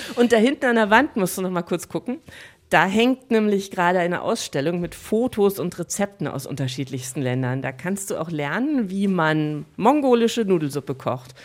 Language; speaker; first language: German; native; German